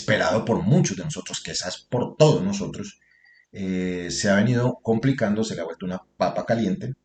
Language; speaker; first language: Spanish; native; Spanish